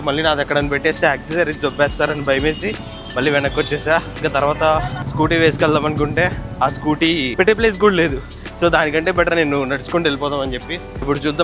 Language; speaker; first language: Telugu; native; Telugu